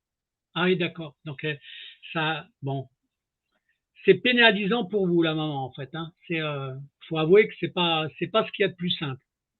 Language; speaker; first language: French; native; French